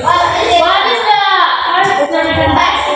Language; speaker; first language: English; non-native, learner; Indonesian